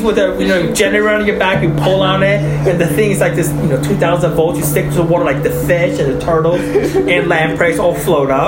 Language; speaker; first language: English; early bilingual, other home language; Chinese